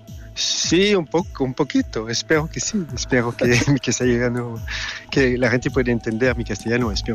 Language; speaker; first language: Spanish; non-native, learner; French